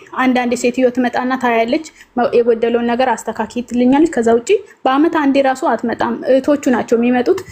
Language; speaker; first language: Amharic; native; Amharic